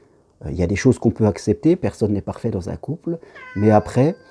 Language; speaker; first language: French; native; French